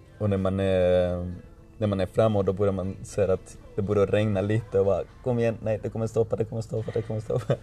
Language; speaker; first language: Swedish; non-native, learner; Spanish